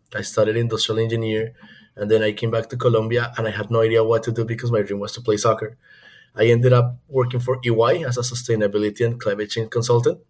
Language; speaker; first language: English; non-native, fluent; Spanish